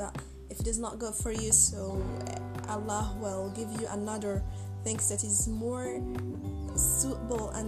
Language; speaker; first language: English; non-native, learner; Arabic